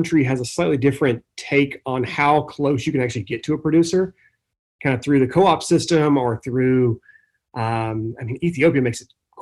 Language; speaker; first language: English; native; English